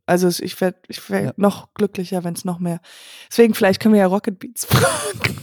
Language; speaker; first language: German; native; German